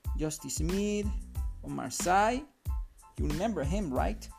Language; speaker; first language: English; non-native, fluent; Spanish